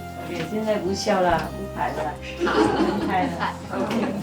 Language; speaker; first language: Chinese; non-native, fluent; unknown